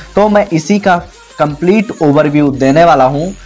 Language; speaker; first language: Hindi; native; Hindi